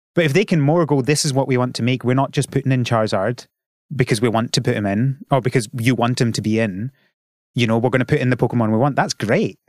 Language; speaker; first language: English; native; English